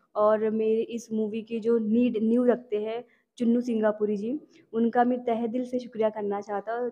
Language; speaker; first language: Hindi; non-native, local second language; Marathi